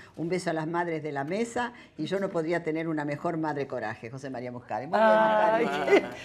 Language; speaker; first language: Spanish; native; Spanish